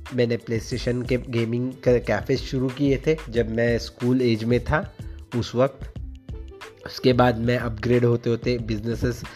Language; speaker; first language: Hindi; non-native, local second language; Marathi